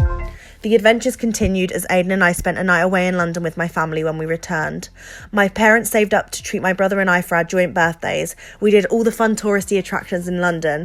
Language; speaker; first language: English; native; English